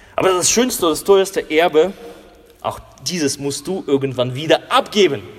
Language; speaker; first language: German; non-native, fluent; Russian